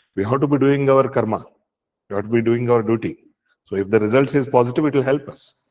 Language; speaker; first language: English; non-native, local second language; Kannada